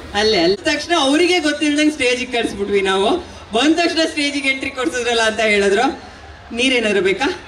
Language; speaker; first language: Kannada; native; Kannada